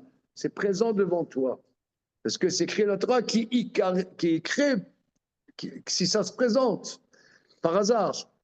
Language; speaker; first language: French; native; French